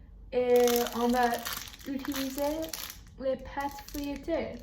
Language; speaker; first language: French; non-native, learner; English